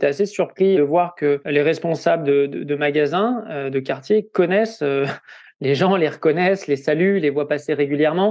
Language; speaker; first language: French; native; French